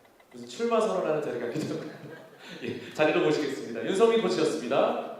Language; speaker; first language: Korean; native; Korean